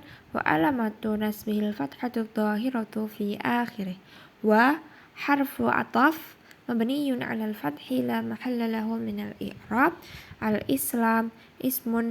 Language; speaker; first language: Arabic; non-native, learner; Indonesian